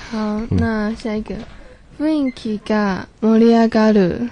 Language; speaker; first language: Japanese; non-native, learner; Chinese